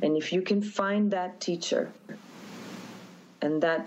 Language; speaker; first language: English; native; English